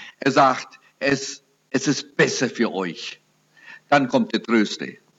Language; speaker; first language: German; early bilingual, heritage; German